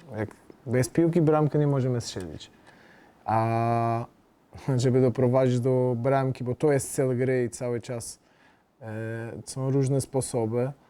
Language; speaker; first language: Polish; non-native, fluent; Portuguese